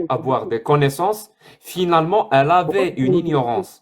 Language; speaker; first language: French; native; French